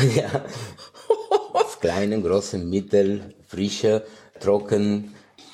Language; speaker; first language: German; non-native, fluent; Spanish